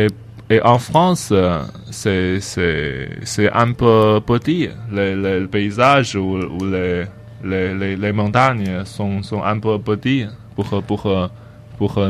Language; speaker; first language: French; non-native, learner; Chinese